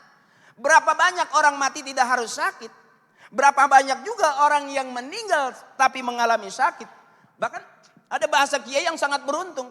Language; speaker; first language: Malay; native; Malay